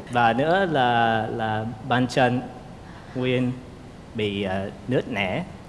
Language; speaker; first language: Vietnamese; non-native, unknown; English